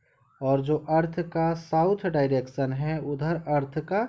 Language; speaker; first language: Hindi; native; Hindi